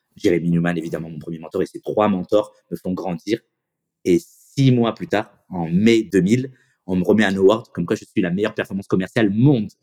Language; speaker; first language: French; native; French